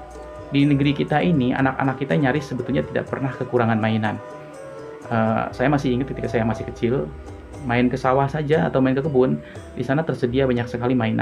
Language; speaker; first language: Indonesian; non-native, local second language; Sundanese